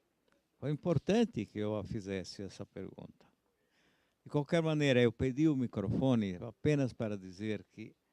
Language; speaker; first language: Portuguese; non-native, fluent; Italian